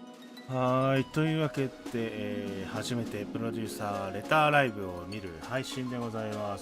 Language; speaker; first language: Japanese; native; Japanese